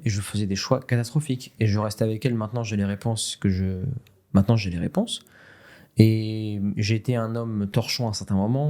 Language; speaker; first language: French; native; French